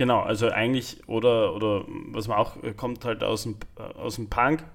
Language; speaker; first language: German; native; German